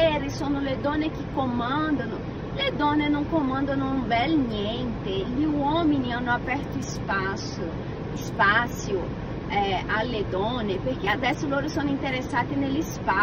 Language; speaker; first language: Italian; non-native, fluent; Portuguese